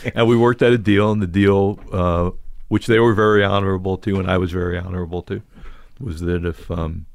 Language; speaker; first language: English; native; English